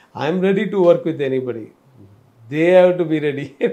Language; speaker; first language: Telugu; non-native, learner; Tamil